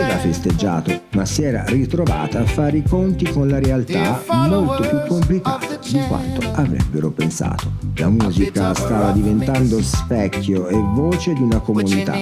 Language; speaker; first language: Italian; native; Italian